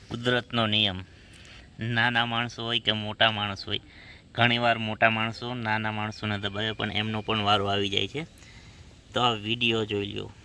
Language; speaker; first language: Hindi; non-native, local second language; Gujarati